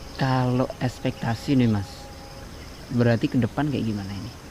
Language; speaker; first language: Indonesian; native; Indonesian